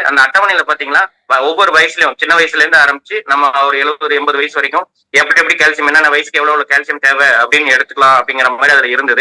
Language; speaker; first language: Tamil; native; Tamil